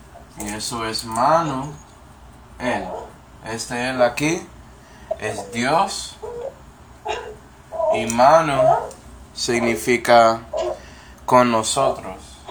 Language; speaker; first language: Spanish; non-native, fluent; English